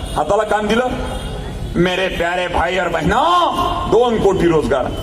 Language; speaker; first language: Hindi; non-native, local second language; Marathi